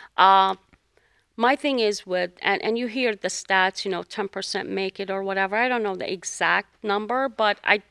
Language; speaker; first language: English; non-native, fluent; Arabic